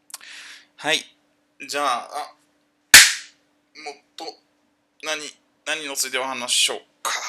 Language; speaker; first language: Japanese; non-native, learner; English